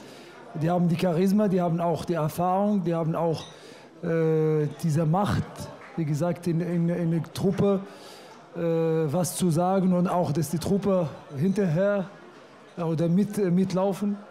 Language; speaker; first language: German; non-native, fluent; Arabic